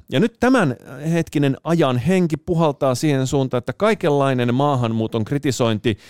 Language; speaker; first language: Finnish; early bilingual, other home language; Italian